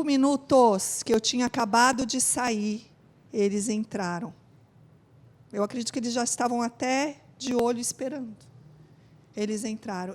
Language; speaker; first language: Portuguese; native; Portuguese